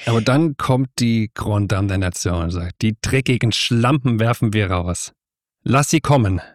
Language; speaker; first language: German; native; German